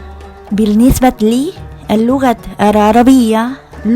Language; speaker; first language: Arabic; non-native, learner; Japanese